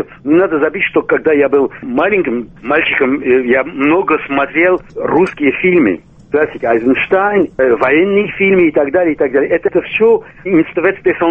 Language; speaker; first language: Russian; non-native, local second language; Armenian